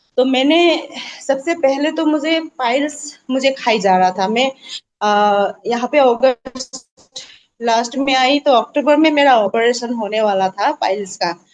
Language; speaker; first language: Hindi; non-native, local second language; Assamese